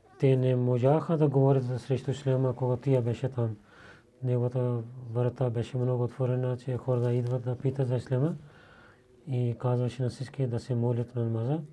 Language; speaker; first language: Bulgarian; non-native, learner; Urdu